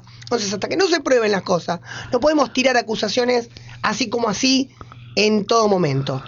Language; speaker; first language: Spanish; native; Spanish